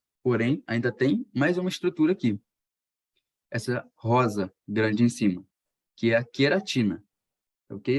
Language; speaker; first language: Portuguese; native; Portuguese